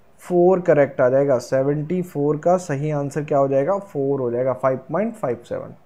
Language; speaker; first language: Hindi; native; Hindi